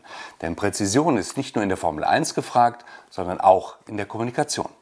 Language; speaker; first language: German; native; German